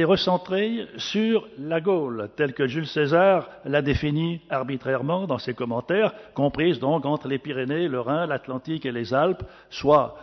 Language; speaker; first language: French; native; French